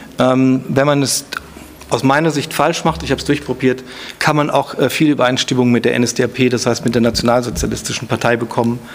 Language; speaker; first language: German; native; German